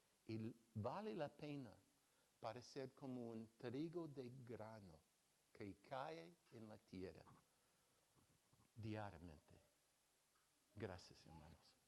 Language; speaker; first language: Spanish; non-native, fluent; English